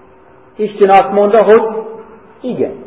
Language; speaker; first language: Hungarian; non-native, learner; English